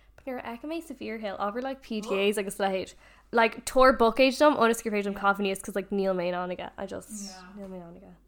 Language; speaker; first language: Irish; non-native, local second language; English